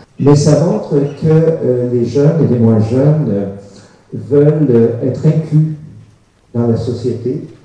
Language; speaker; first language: French; native; French